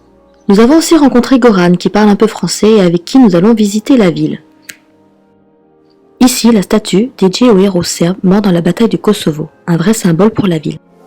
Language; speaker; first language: French; native; French